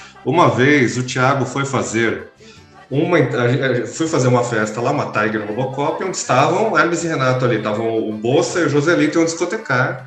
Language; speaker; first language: Portuguese; native; Portuguese